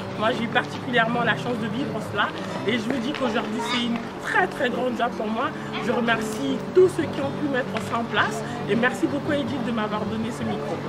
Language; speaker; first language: French; non-native, local second language; Sango